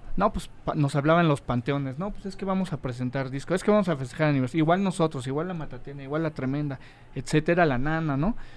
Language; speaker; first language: Spanish; native; Spanish